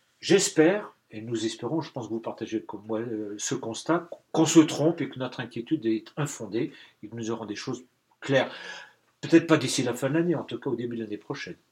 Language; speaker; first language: French; native; French